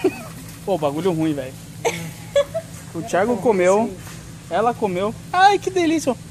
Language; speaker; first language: Portuguese; native; Portuguese